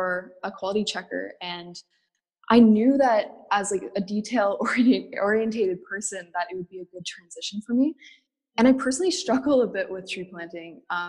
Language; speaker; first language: English; native; English